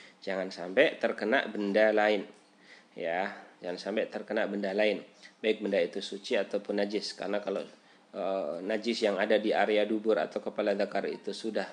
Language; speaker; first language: Indonesian; native; Indonesian